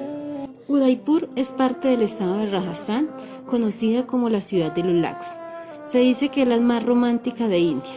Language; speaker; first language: Spanish; native; Spanish